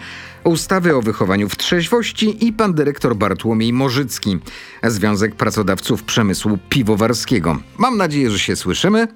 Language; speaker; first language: Polish; native; Polish